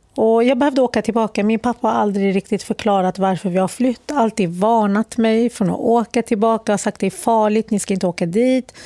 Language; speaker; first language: Swedish; early bilingual, other home language; Arabic